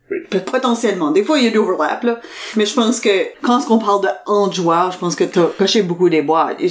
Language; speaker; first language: French; native; French